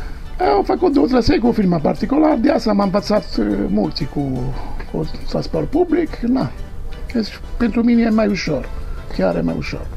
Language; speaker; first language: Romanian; non-native, learner; Italian